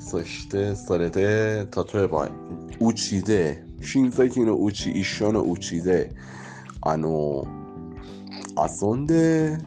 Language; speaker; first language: Japanese; non-native, learner; Persian